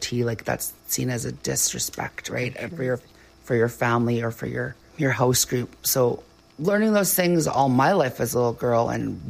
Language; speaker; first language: English; native; English